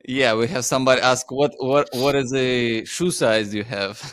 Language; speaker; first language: English; non-native, fluent; Uzbek